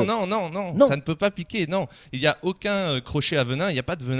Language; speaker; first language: French; native; French